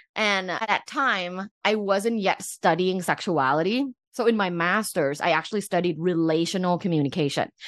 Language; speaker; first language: English; early bilingual, other home language; Thai